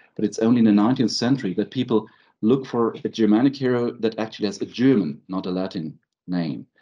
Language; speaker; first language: English; non-native, fluent; German